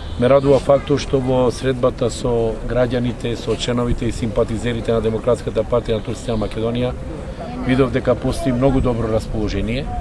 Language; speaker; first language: Macedonian; non-native, local second language; Turkish